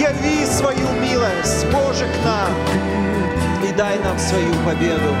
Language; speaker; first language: Russian; native; Russian